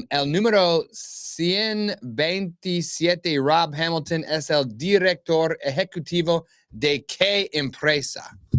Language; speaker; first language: Spanish; non-native, learner; English